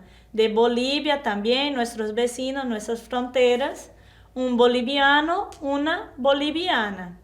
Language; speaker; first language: Spanish; non-native, fluent; Portuguese